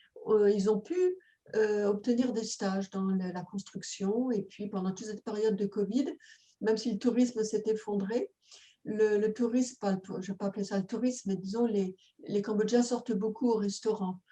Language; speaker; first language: French; native; French